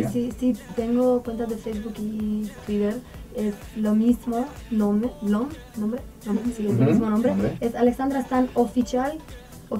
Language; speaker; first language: Spanish; non-native, learner; Romanian